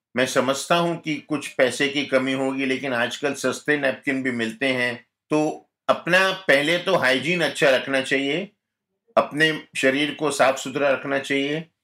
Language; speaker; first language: Hindi; non-native, local second language; Gujarati